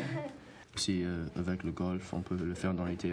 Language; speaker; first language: French; non-native, learner; English